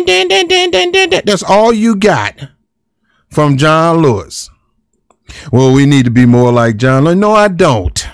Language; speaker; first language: English; native; English